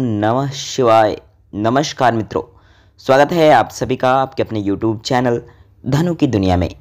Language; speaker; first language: Hindi; native; Hindi